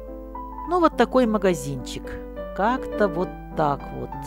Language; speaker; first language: Russian; native; Russian